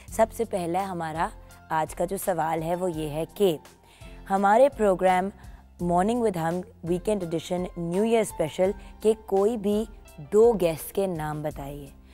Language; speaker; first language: Urdu; native; Urdu